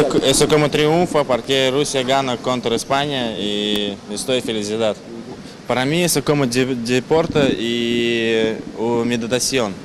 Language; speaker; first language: Spanish; non-native, learner; Russian